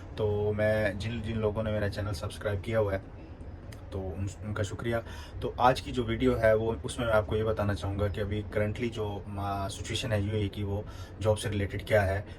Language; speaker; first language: Urdu; non-native, local second language; Punjabi